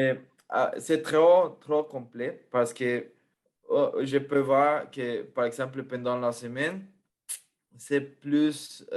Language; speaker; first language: French; non-native, fluent; Spanish